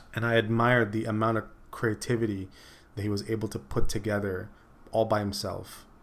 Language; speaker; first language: English; early bilingual, other home language; Filipino